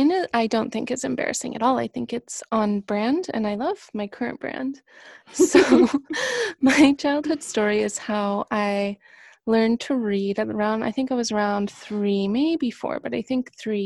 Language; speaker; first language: English; native; English